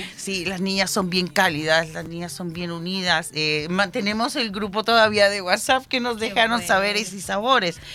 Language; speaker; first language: Spanish; native; Spanish